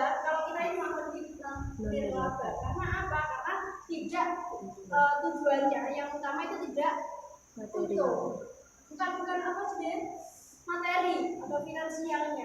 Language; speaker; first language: Indonesian; non-native, local second language; Javanese